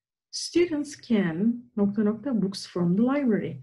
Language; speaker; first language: English; non-native, fluent; Turkish